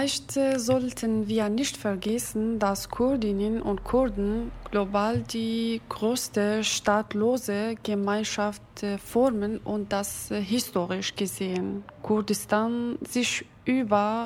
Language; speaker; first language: German; non-native, fluent; Kurdish